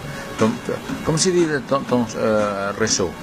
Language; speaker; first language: French; non-native, learner; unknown